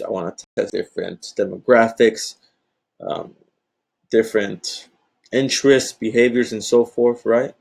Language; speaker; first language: English; native; English